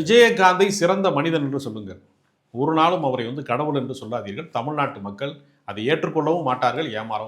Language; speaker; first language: Tamil; native; Tamil